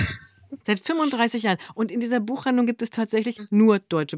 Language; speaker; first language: German; native; German